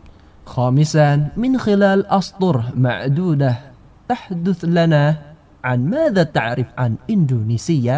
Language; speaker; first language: Arabic; non-native, fluent; Indonesian